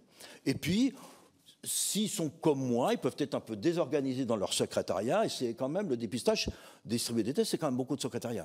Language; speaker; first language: French; native; French